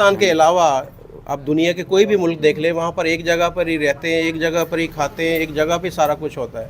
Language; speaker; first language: Hindi; non-native, local second language; Punjabi